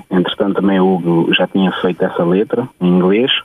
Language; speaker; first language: Portuguese; native; Portuguese